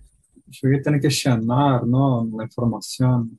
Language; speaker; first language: Spanish; non-native, fluent; Portuguese